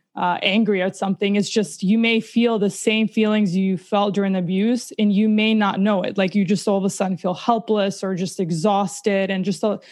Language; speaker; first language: English; early bilingual, other home language; Russian